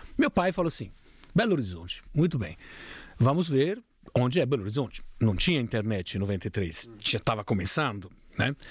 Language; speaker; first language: Portuguese; non-native, fluent; Italian